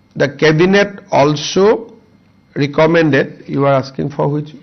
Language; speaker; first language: English; non-native, local second language; Assamese